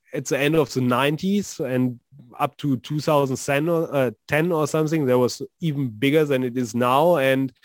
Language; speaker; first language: English; non-native, fluent; German